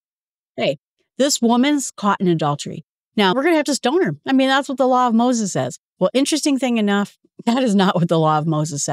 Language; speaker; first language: English; native; English